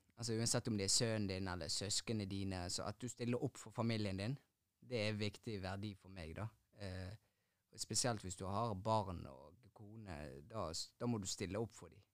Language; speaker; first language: Norwegian; early bilingual, other home language; Tigrinya